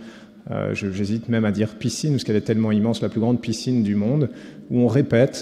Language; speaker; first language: French; native; French